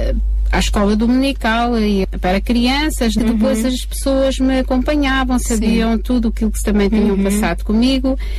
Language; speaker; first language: Portuguese; native; Portuguese